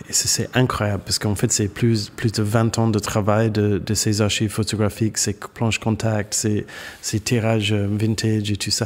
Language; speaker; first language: French; non-native, fluent; English